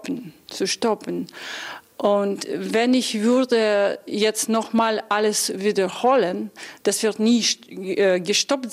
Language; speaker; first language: German; non-native, learner; Belarusian